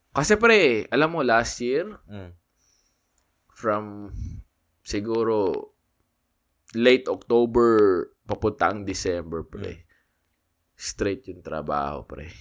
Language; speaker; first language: Filipino; non-native, local second language; Hiligaynon